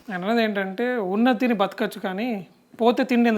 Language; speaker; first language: Telugu; native; Telugu